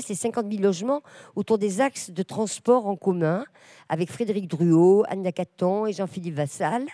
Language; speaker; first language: French; native; French